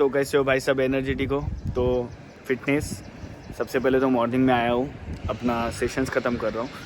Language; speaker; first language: Hindi; non-native, local second language; Marathi